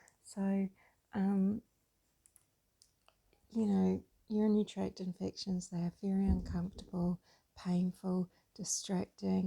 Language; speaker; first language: English; native; English